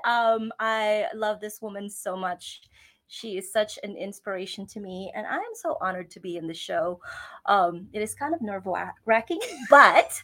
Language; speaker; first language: English; non-native, local second language; Bikol